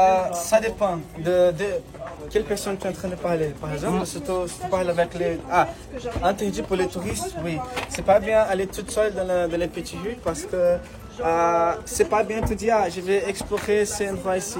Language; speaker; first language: French; non-native, learner; Portuguese